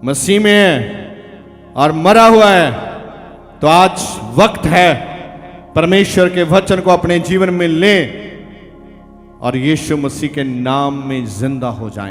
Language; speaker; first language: Hindi; non-native, local second language; Punjabi